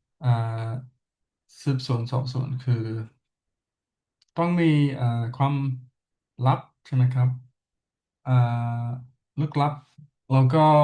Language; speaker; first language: Thai; non-native, learner; English